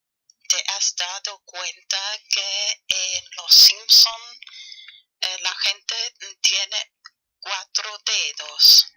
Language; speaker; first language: Spanish; non-native, fluent; German